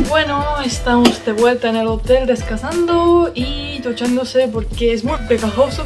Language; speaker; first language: Spanish; non-native, fluent; Estonian